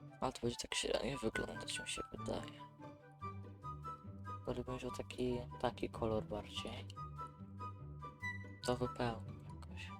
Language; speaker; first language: Polish; native; Polish